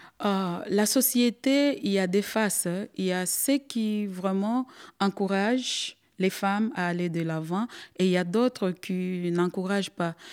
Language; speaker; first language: French; non-native, local second language; Swahili